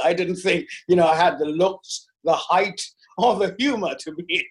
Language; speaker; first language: English; native; English